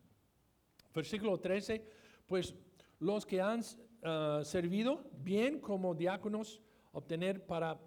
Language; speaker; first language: Spanish; non-native, fluent; English